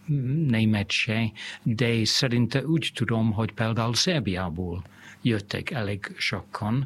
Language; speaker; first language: Hungarian; non-native, fluent; English